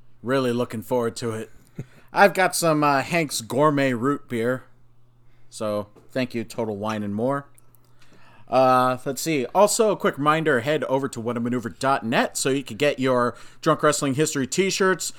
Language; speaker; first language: English; native; English